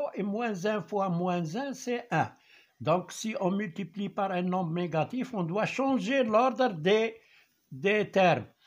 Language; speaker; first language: French; non-native, local second language; Arabic